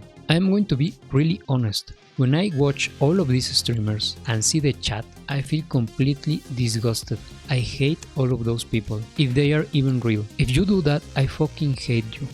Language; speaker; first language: English; non-native, fluent; Spanish